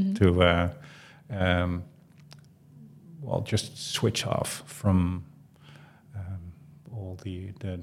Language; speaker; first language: English; non-native, fluent; Dutch